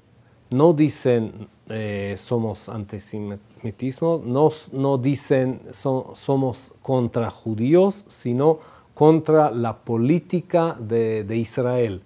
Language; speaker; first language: Spanish; non-native, fluent; Hebrew